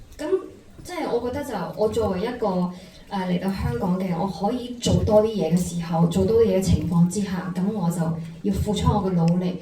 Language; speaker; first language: Cantonese; non-native, fluent; Chinese